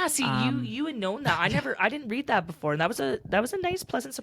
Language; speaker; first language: English; native; English